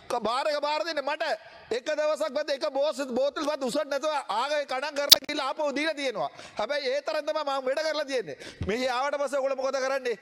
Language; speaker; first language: Sinhala; non-native, local second language; Tamil